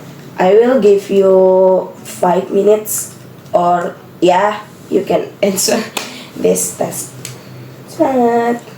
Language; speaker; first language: English; non-native, learner; Indonesian